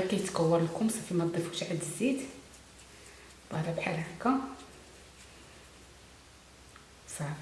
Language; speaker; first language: Arabic; native; Arabic